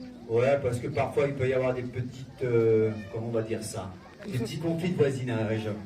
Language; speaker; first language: French; native; French